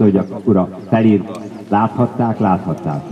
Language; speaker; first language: Hungarian; native; Hungarian